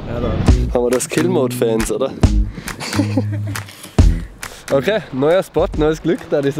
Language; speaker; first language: German; native; German